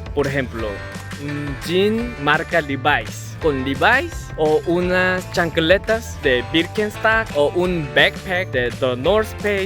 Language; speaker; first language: Spanish; non-native, learner; Korean